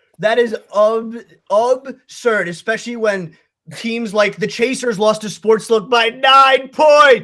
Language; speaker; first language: English; native; English